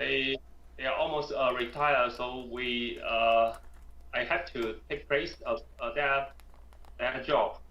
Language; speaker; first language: English; non-native, learner; Chinese